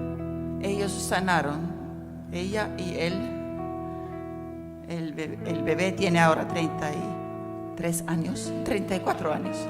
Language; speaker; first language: Spanish; non-native, fluent; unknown